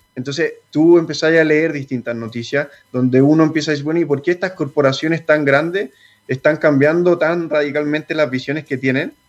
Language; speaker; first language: Spanish; native; Spanish